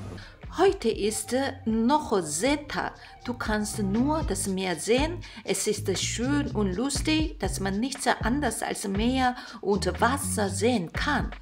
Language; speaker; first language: German; non-native, fluent; Korean